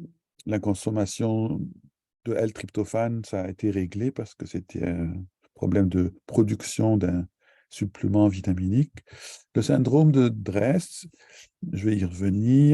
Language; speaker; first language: French; native; French